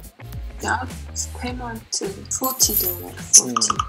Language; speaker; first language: English; non-native, learner; Russian